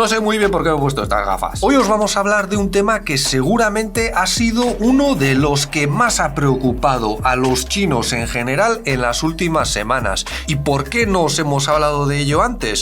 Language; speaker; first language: Spanish; native; Spanish